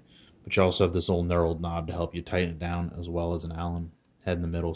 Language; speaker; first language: English; native; English